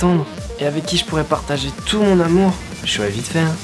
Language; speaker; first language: French; native; French